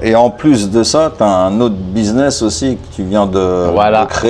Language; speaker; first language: French; native; French